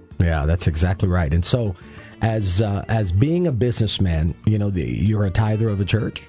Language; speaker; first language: English; early bilingual, other home language; Spanish